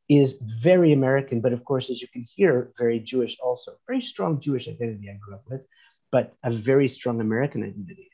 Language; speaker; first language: English; native; English